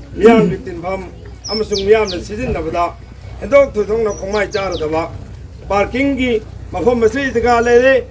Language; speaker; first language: Manipuri; native; Manipuri